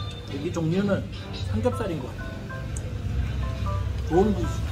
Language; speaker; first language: Korean; native; Korean